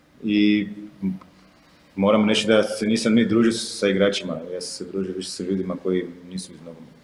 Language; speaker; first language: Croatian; non-native, fluent; Portuguese